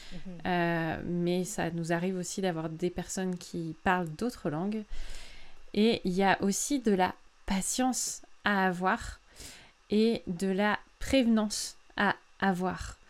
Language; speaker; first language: French; native; French